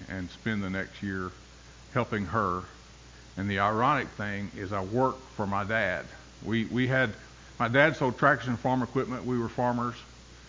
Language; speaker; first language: English; native; English